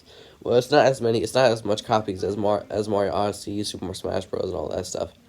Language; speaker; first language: English; native; English